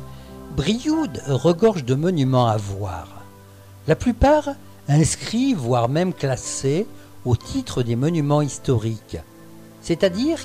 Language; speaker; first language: French; native; French